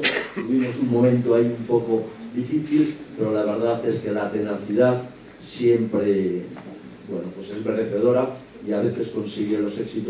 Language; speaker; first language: Spanish; native; Spanish